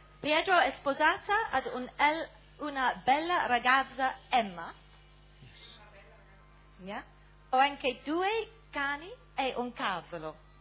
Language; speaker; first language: Italian; non-native, learner; English